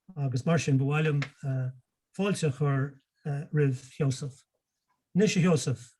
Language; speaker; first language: Irish; native; Irish